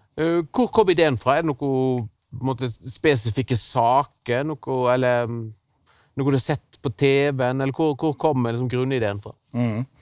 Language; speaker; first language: Norwegian; native; Norwegian